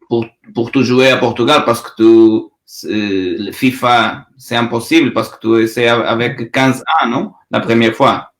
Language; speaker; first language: French; non-native, learner; Portuguese